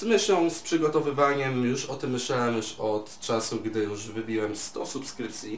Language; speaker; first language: Polish; native; Polish